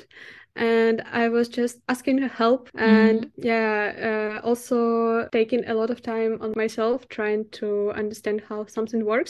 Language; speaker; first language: English; non-native, fluent; Russian